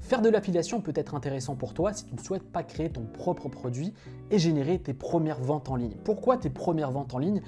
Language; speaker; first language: French; native; French